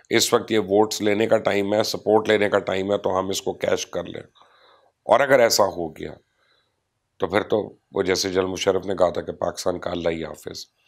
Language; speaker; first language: Urdu; non-native, local second language; Punjabi